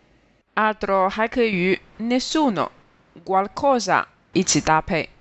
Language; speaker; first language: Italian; non-native, fluent; Chinese